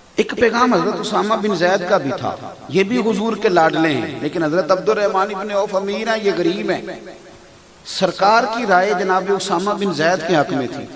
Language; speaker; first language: Urdu; non-native, local second language; Punjabi